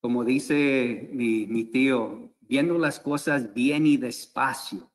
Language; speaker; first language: Spanish; early bilingual, heritage; Spanish